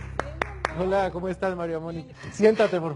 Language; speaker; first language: Spanish; native; Spanish